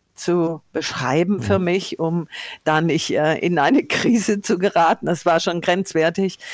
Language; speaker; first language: German; native; German